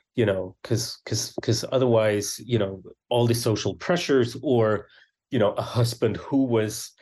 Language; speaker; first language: English; early bilingual, other home language; Swedish